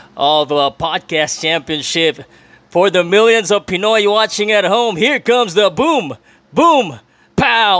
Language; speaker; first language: English; non-native, local second language; Filipino